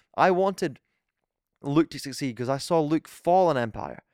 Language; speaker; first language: English; native; English